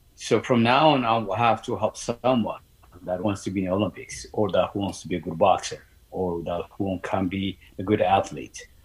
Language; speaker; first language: English; non-native, learner; Amharic